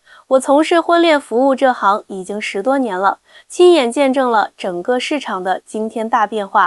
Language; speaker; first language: Chinese; native; Chinese